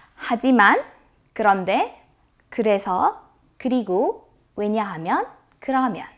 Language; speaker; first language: Korean; non-native, fluent; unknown